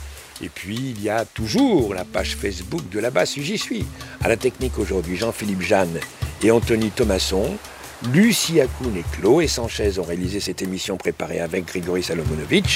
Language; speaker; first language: French; native; French